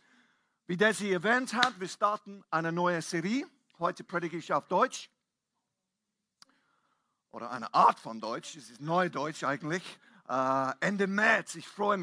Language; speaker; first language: German; non-native, fluent; English